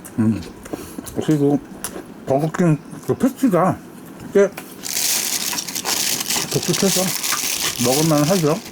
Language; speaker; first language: Korean; native; Korean